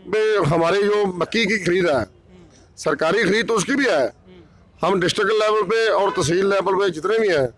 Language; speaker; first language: Hindi; non-native, local second language; Punjabi